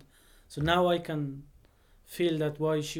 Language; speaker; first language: English; non-native, fluent; Persian